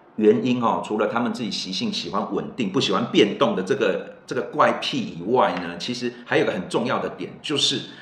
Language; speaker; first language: Chinese; native; Chinese